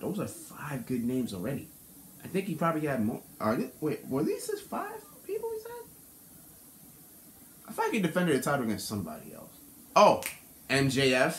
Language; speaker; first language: English; native; English